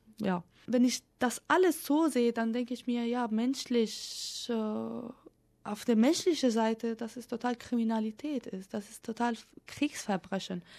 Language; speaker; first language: German; non-native, fluent; Arabic